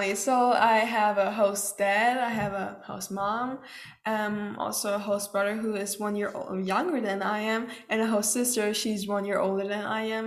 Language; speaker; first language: English; non-native, fluent; German